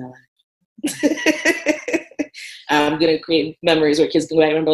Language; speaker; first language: English; native; English